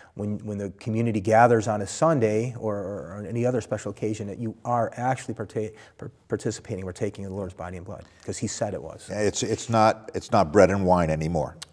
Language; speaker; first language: English; native; English